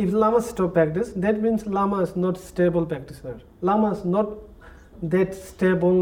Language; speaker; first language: English; non-native, learner; Tibetan